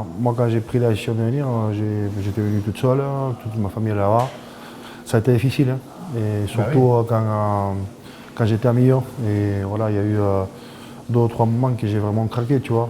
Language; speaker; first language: French; non-native, fluent; Spanish